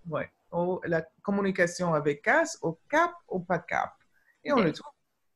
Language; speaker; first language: French; non-native, fluent; English